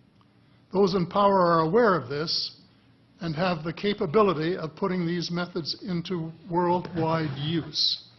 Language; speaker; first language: English; native; English